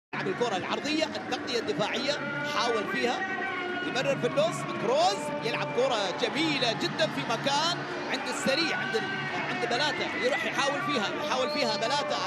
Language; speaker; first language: Arabic; native; Arabic